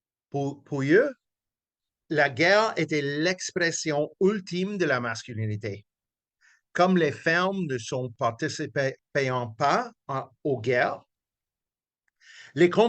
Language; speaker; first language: French; non-native, local second language; English